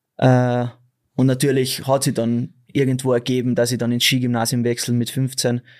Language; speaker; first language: German; early bilingual, other home language; Dutch